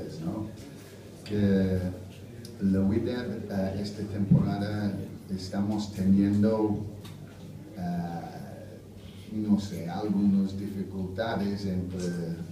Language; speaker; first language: Spanish; non-native, fluent; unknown